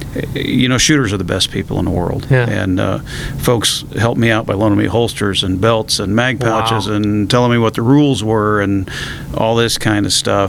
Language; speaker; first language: English; native; English